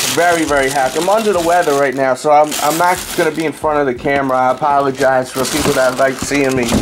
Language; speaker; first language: English; native; English